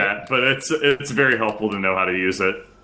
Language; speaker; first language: English; native; English